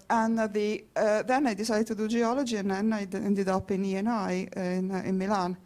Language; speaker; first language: English; non-native, fluent; Italian